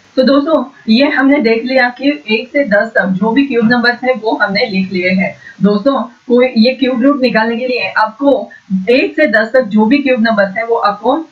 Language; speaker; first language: Hindi; non-native, local second language; Marathi